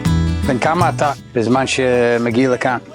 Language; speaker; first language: Hebrew; non-native, learner; English